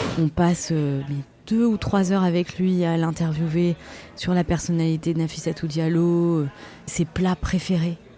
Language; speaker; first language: French; native; French